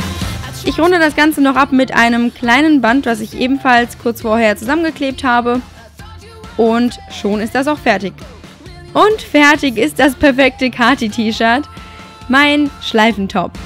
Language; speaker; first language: German; native; German